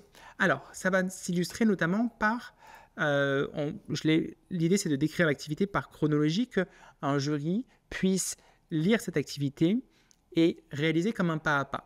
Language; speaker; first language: French; native; French